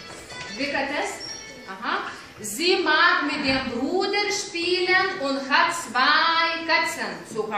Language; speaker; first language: German; non-native, fluent; Lithuanian